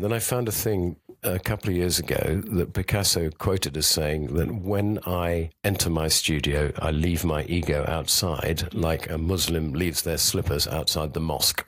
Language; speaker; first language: English; native; English